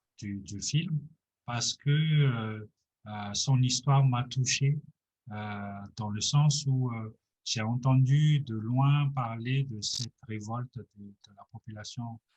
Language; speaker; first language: French; non-native, local second language; Malagasy